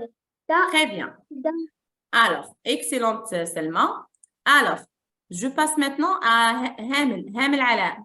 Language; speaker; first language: French; non-native, local second language; Arabic